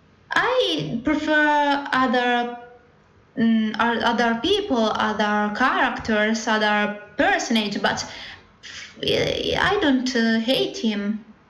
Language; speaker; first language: English; non-native, learner; Italian